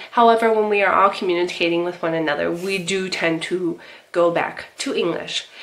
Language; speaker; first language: English; native; English